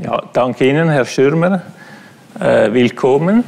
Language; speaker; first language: German; non-native, fluent; Italian